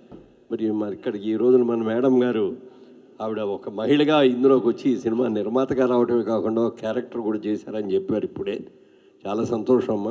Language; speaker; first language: Telugu; native; Telugu